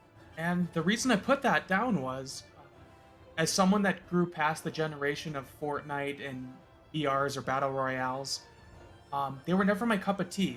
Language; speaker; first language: English; native; English